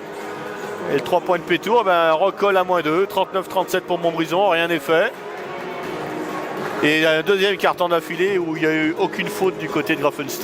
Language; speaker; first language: French; native; French